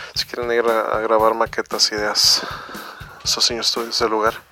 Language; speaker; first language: Spanish; native; Spanish